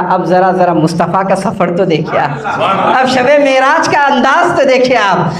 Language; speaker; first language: Urdu; native; Urdu